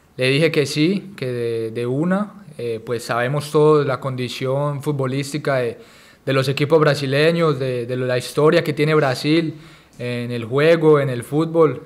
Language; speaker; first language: Spanish; native; Spanish